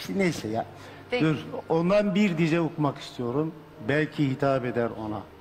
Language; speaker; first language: Turkish; non-native, fluent; Persian